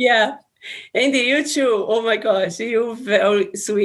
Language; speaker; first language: English; non-native, learner; Portuguese